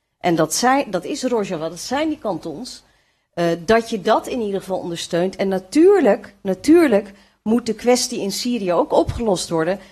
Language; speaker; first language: Dutch; early bilingual, other home language; Kurdish